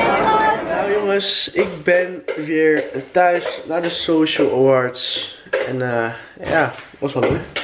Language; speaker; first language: Dutch; native; Dutch